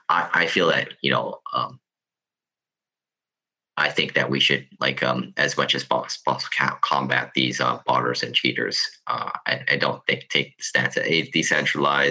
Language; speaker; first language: English; non-native, local second language; Cantonese